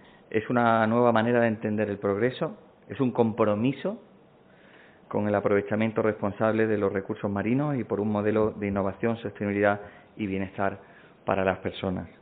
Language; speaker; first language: Spanish; native; Spanish